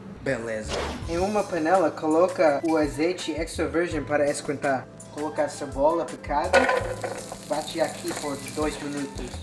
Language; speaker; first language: Portuguese; non-native, learner; English